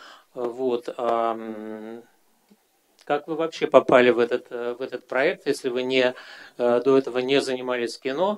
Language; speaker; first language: Russian; native; Russian